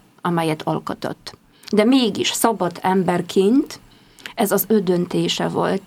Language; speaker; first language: Hungarian; non-native, fluent; Polish